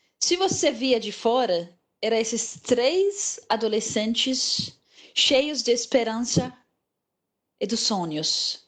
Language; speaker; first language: Portuguese; non-native, fluent; Arabic